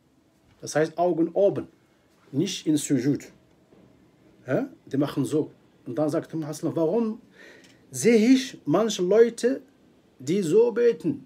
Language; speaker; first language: German; non-native, fluent; Arabic